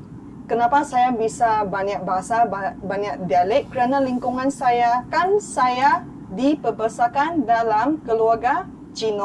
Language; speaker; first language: Indonesian; non-native, fluent; Chinese